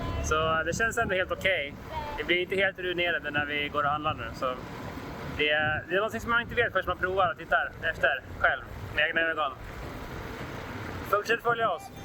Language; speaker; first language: Swedish; native; Swedish